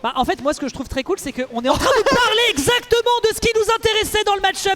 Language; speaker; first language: French; native; French